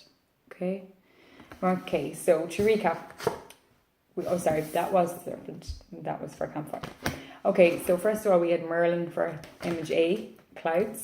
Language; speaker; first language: English; native; English